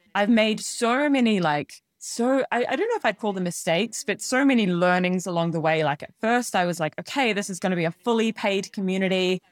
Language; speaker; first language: English; native; English